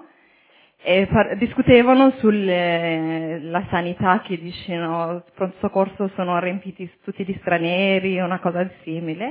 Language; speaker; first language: Italian; early bilingual, other home language; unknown